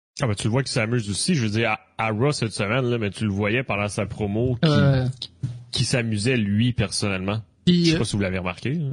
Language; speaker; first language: French; native; French